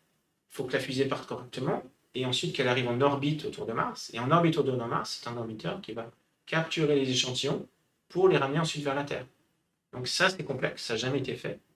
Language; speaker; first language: French; native; French